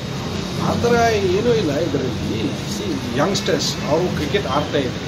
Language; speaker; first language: Kannada; non-native, local second language; Hindi